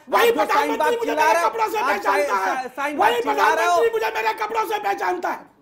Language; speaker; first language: Hindi; native; Hindi